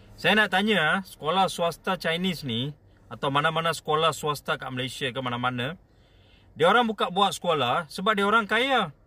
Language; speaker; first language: Malay; non-native, local second language; Tamil